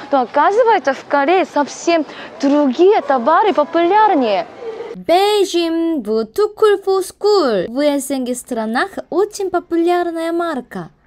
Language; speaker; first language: Russian; non-native, learner; Korean